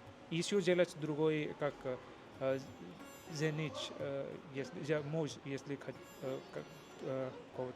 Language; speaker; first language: Russian; non-native, learner; Hindi